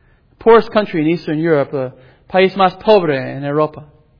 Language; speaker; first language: Spanish; non-native, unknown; English